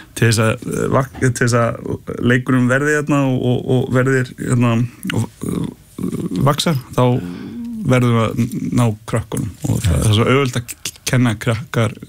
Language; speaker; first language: Icelandic; early bilingual, heritage; Icelandic